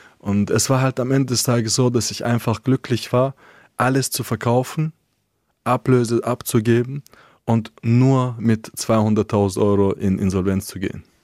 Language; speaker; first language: German; non-native, fluent; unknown